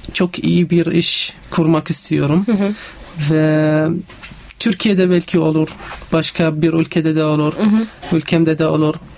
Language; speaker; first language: Turkish; non-native, learner; Arabic